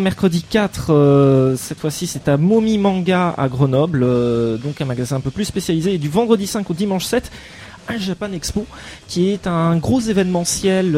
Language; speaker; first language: French; native; French